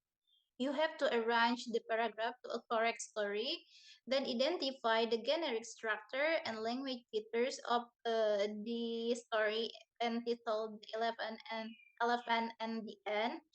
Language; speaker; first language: English; non-native, learner; Indonesian